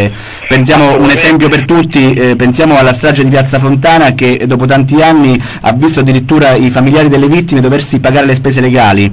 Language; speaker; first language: Italian; native; Italian